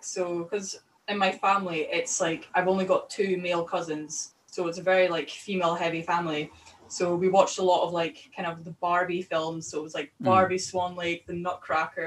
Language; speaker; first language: English; native; English